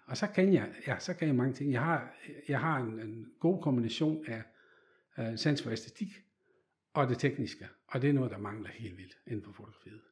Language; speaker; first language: Danish; non-native, fluent; Dutch